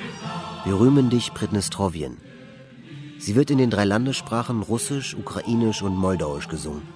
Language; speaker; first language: German; native; German